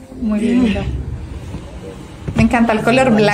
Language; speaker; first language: Spanish; native; Spanish